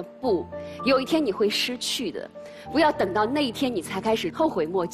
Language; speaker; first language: Chinese; native; Chinese